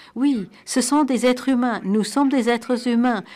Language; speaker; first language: French; non-native, fluent; Portuguese